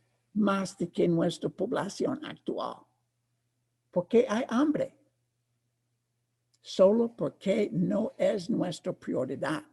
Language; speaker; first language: Spanish; non-native, fluent; English